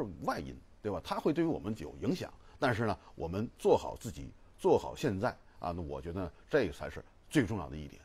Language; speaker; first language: Chinese; native; Chinese